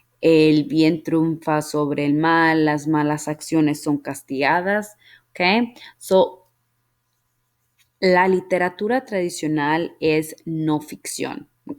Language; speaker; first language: Spanish; early bilingual, heritage; Spanish